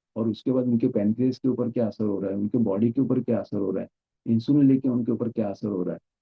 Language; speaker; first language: Hindi; non-native, local second language; Marathi